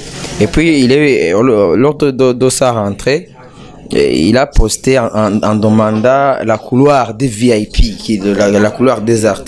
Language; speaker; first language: French; non-native, local second language; Rundi